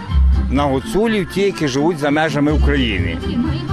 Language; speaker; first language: Ukrainian; native; Ukrainian